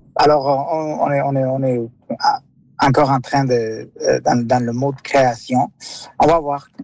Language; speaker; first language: French; non-native, fluent; Spanish